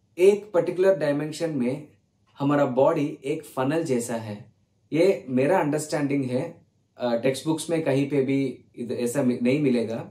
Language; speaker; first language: Hindi; non-native, learner; Tamil